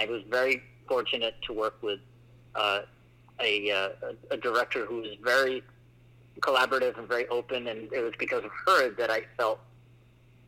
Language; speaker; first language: English; native; English